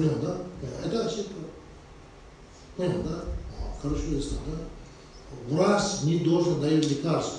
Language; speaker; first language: Russian; non-native, learner; Tibetan